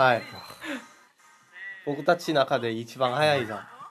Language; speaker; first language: Japanese; non-native, learner; Korean